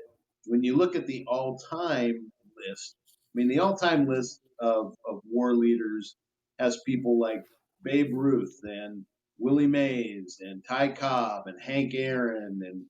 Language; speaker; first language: English; native; English